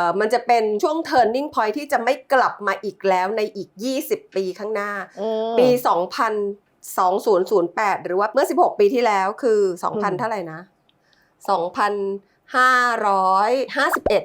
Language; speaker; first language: Thai; native; Thai